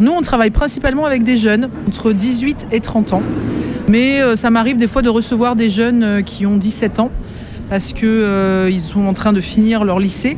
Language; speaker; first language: French; native; French